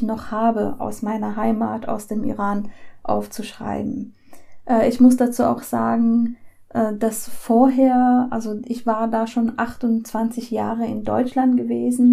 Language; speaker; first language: German; early bilingual, other home language; Persian